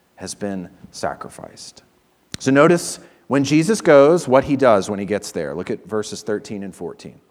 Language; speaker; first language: English; native; English